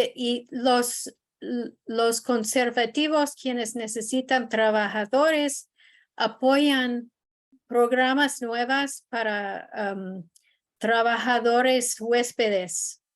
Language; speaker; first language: Spanish; non-native, learner; English